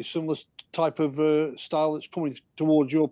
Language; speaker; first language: English; native; English